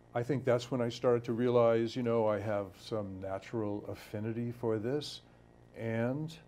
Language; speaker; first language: English; native; English